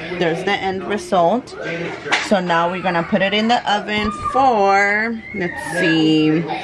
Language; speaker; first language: English; early bilingual, other home language; Spanish